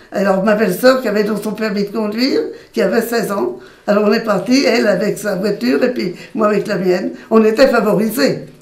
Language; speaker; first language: French; native; French